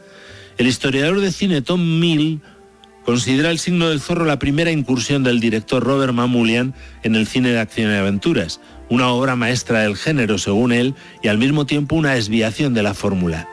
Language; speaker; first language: Spanish; native; Spanish